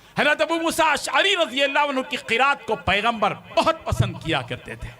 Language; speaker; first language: Urdu; native; Urdu